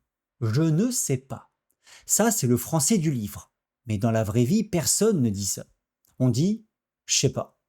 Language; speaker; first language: French; native; French